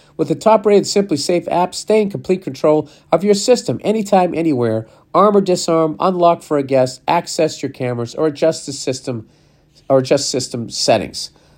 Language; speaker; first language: English; native; English